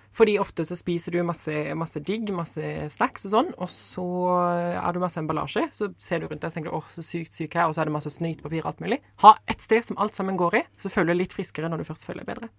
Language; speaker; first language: Norwegian; native; Norwegian